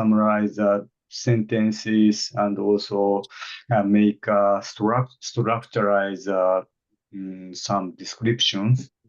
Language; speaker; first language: English; non-native, fluent; Japanese